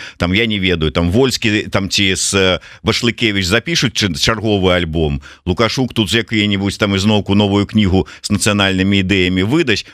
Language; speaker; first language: Belarusian; native; Belarusian